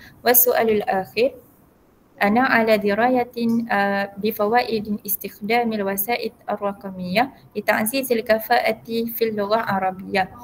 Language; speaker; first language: Arabic; non-native, learner; Malay